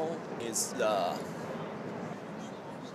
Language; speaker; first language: English; non-native, fluent; Chinese